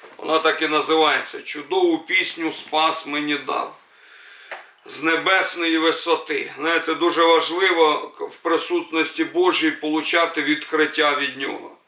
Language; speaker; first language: Ukrainian; native; Ukrainian